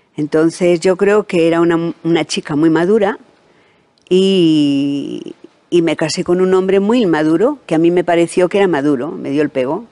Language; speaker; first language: Spanish; native; Spanish